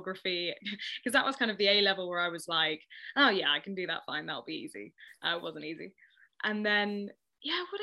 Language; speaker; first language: English; native; English